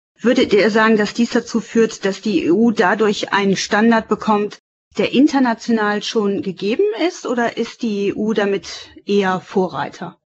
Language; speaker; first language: German; native; German